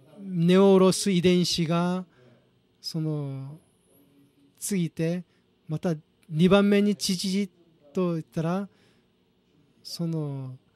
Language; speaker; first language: Japanese; non-native, fluent; Korean